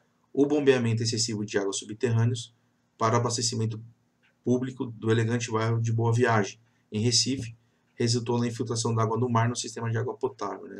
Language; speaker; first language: Portuguese; native; Portuguese